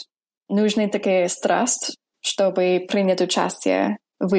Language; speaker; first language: Russian; non-native, fluent; English